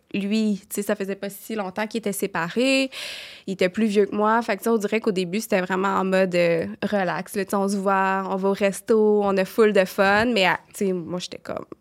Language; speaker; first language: French; native; French